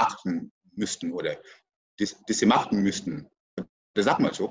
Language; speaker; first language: German; non-native, fluent; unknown